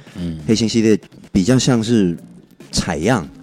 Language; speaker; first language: Chinese; non-native, local second language; Cantonese